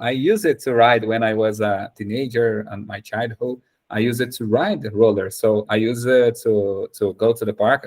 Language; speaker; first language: English; non-native, fluent; Portuguese